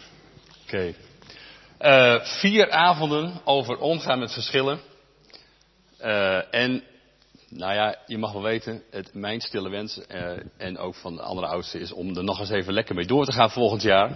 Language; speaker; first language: Dutch; native; Dutch